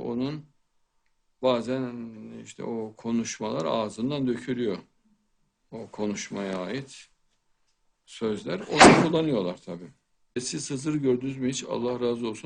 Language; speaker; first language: Turkish; native; Turkish